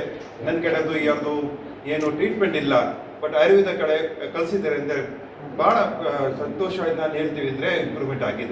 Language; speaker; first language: Kannada; non-native, local second language; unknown